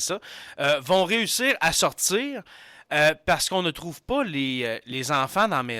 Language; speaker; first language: French; native; French